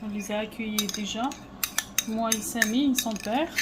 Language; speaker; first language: French; non-native, fluent; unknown